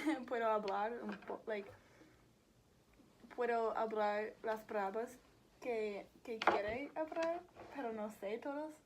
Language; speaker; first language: Spanish; non-native, learner; English